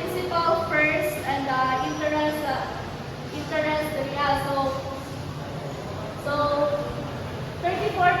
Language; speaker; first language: English; non-native, local second language; Cebuano